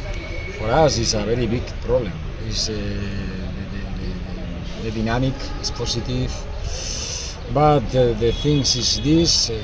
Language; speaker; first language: English; non-native, learner; Spanish